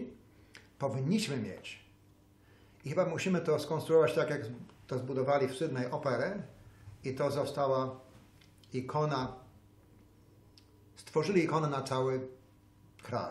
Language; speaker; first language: Polish; early bilingual, heritage; Polish